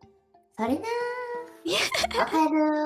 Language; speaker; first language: Japanese; non-native, learner; Korean